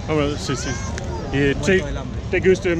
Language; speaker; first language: Spanish; non-native, learner; English